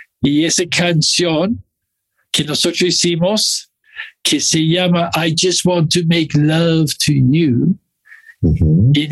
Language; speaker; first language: Spanish; non-native, fluent; English